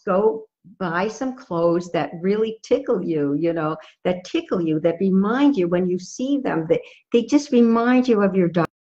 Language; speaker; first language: English; native; English